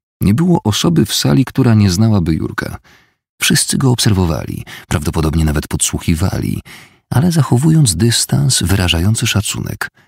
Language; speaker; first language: Polish; native; Polish